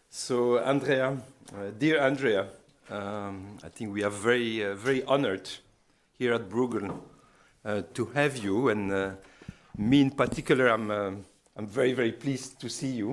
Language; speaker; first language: English; non-native, fluent; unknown